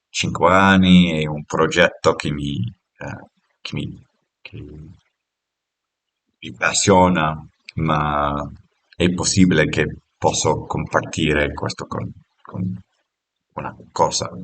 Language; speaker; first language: Italian; non-native, learner; English